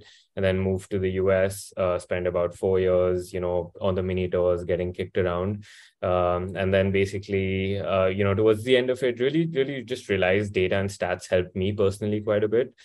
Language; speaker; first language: English; non-native, local second language; Hindi